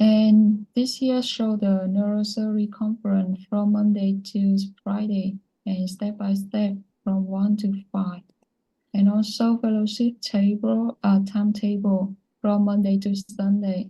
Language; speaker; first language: English; non-native, learner; Vietnamese